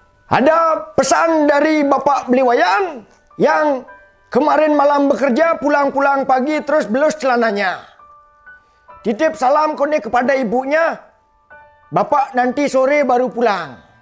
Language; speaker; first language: Indonesian; non-native, local second language; Balinese